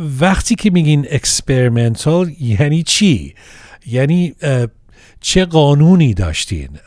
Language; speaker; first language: Persian; early bilingual, heritage; Persian